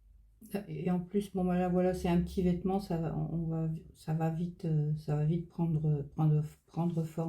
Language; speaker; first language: French; native; French